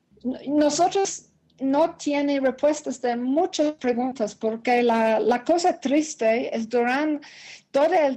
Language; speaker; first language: Spanish; non-native, learner; English